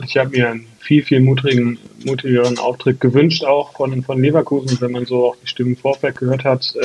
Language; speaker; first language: German; native; German